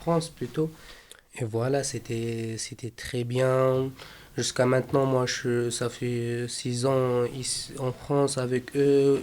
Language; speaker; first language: French; non-native, fluent; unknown